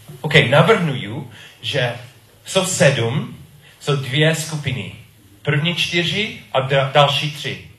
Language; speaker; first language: Czech; non-native, learner; English